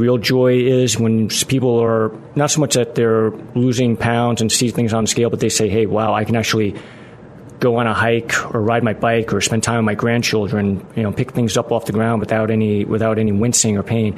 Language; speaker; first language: English; native; English